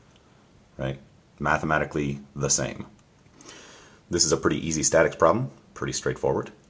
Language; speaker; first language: English; native; English